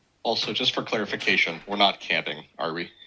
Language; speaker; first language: English; native; English